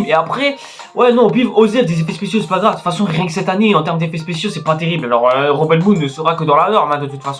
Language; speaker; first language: French; native; French